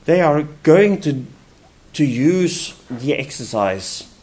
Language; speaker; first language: English; non-native, fluent; Norwegian